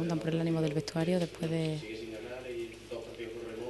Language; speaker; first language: Spanish; native; Spanish